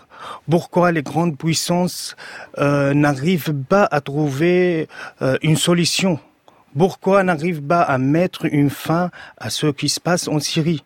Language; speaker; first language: French; non-native, fluent; Arabic